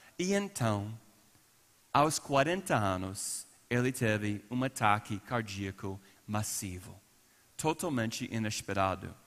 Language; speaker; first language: Portuguese; non-native, fluent; English